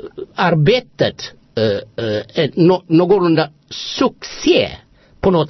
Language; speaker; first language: Swedish; non-native, fluent; Amharic